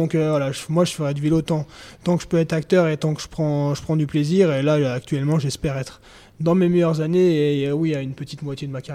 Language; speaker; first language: French; native; French